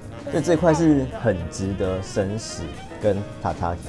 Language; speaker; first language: Chinese; native; Chinese